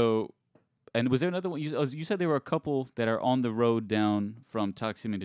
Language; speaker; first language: English; native; English